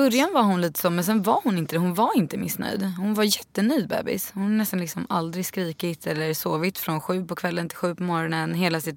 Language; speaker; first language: Swedish; native; Swedish